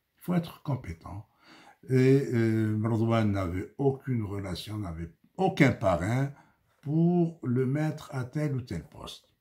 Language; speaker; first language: French; non-native, local second language; Arabic